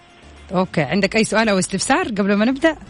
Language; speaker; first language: Arabic; native; Arabic